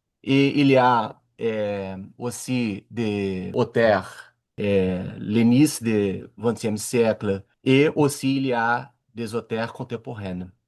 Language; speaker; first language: French; non-native, learner; Portuguese